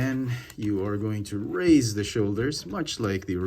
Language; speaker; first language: English; native; English